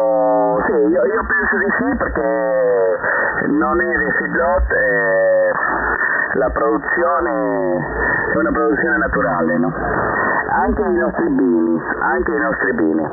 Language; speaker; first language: Italian; non-native, fluent; Spanish